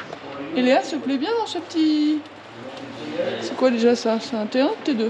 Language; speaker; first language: French; native; French